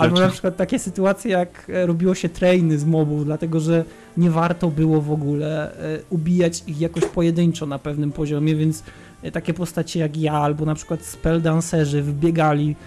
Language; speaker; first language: Polish; native; Polish